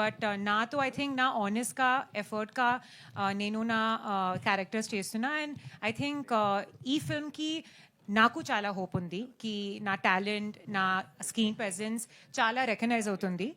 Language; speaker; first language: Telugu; non-native, learner; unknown